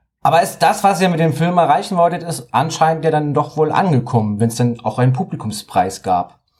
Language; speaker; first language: German; native; German